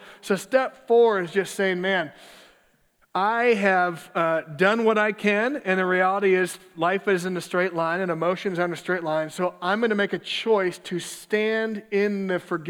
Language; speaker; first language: English; native; English